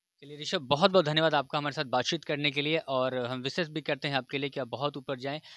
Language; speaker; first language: Hindi; native; Hindi